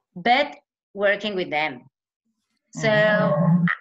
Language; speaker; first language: English; non-native, fluent; Spanish